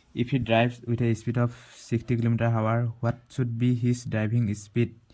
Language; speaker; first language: English; non-native, local second language; Assamese